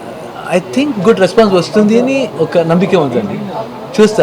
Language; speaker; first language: Telugu; non-native, learner; Kannada